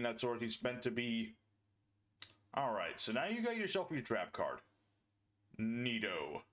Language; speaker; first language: English; native; English